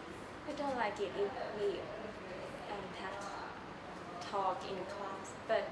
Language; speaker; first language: English; non-native, learner; Thai